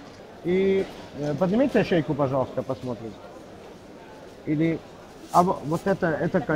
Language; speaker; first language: Russian; non-native, fluent; Armenian